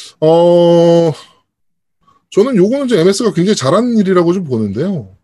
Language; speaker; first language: Korean; native; Korean